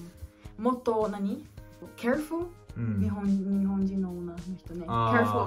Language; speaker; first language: Japanese; non-native, learner; Portuguese